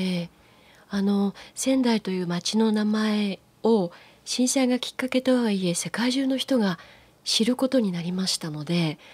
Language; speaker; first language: Japanese; native; Japanese